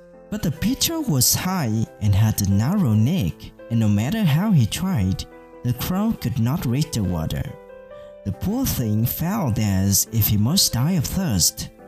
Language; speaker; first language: English; non-native, fluent; Vietnamese